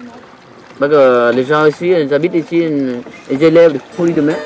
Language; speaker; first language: French; non-native, learner; Vietnamese